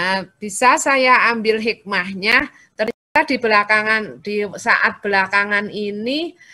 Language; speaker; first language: Indonesian; native; Indonesian